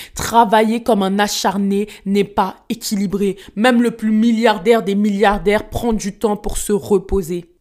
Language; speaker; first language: French; early bilingual, other home language; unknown